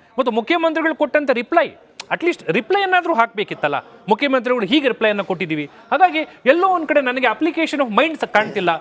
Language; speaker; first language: Kannada; native; Kannada